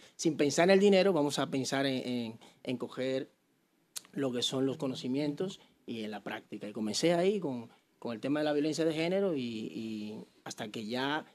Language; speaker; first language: Spanish; native; Spanish